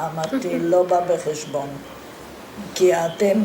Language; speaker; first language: Hebrew; non-native, fluent; Italian